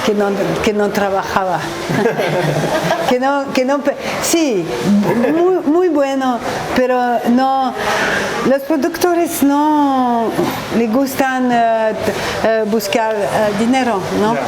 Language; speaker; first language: Spanish; non-native, learner; French